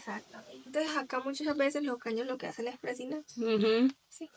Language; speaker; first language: Spanish; native; Spanish